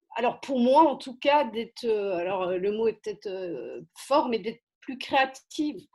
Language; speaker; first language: French; native; French